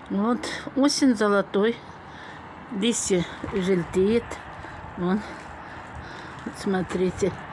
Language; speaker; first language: Russian; non-native, local second language; Tatar